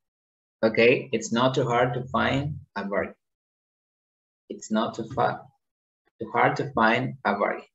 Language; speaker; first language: English; non-native, fluent; Spanish